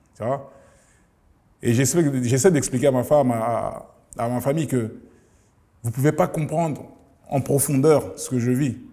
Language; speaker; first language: French; early bilingual, other home language; Lingala